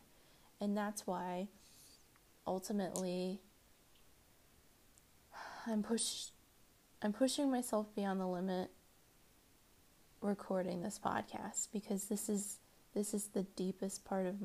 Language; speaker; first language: English; native; English